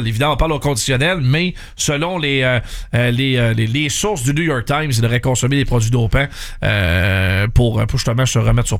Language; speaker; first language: French; native; French